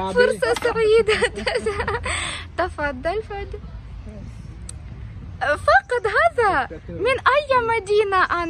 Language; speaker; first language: Arabic; non-native, fluent; Ukrainian